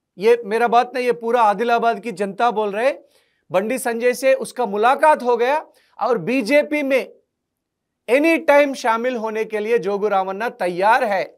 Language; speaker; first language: Hindi; non-native, local second language; Telugu